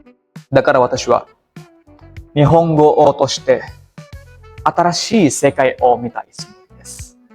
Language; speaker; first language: Japanese; non-native, learner; Indonesian